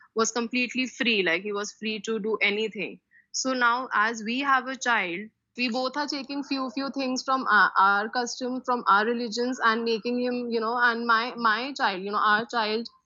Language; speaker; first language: English; non-native, local second language; Hindi